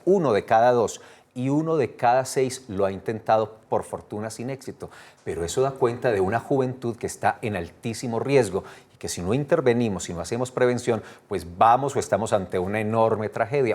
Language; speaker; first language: Spanish; native; Spanish